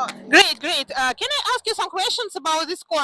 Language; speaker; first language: English; non-native, fluent; Russian